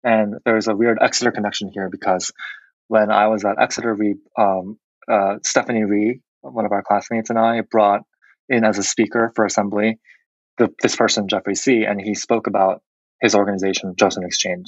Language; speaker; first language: English; non-native, fluent; Korean